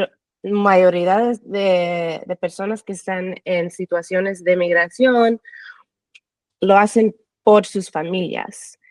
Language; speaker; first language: Spanish; early bilingual, heritage; English